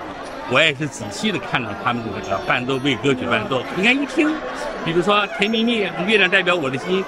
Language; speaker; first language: Chinese; native; Chinese